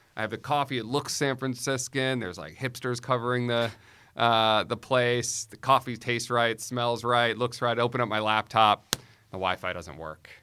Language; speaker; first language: English; native; English